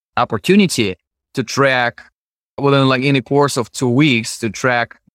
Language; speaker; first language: English; non-native, fluent; Russian